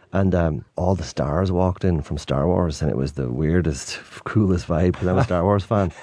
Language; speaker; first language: English; native; English